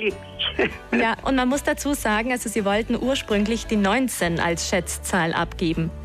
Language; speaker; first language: German; native; German